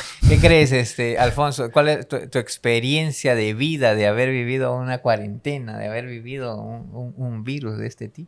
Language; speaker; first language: Spanish; native; Spanish